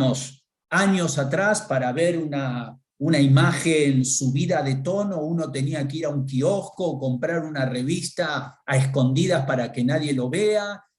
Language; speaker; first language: Spanish; native; Spanish